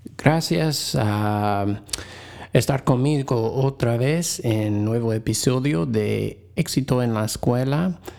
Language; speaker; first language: Spanish; non-native, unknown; English